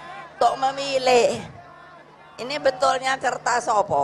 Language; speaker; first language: Indonesian; native; Indonesian